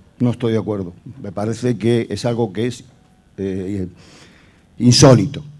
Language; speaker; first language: Spanish; native; Spanish